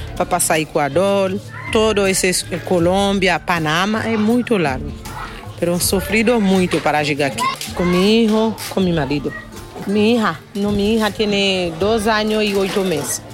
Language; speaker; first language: Portuguese; non-native, learner; Haitian Creole